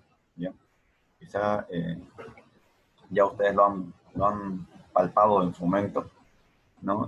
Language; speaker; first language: Spanish; native; Spanish